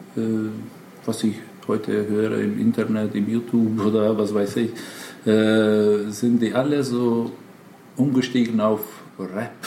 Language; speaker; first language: German; non-native, fluent; Macedonian